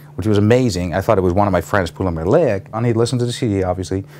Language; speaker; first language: English; non-native, fluent; Dutch